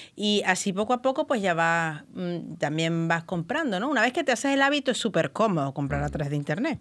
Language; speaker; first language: Spanish; native; Spanish